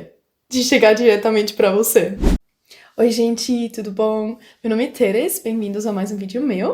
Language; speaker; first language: Portuguese; non-native, fluent; German